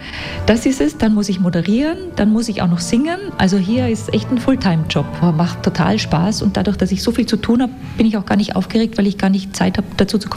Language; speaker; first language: German; native; German